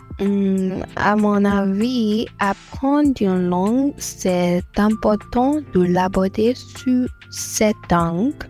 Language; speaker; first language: French; non-native, learner; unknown